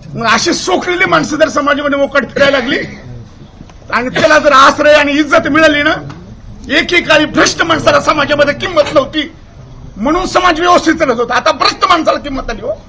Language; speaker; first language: Marathi; native; Marathi